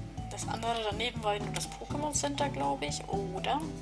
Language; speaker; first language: German; native; German